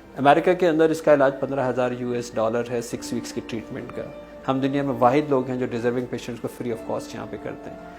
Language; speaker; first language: Urdu; native; Urdu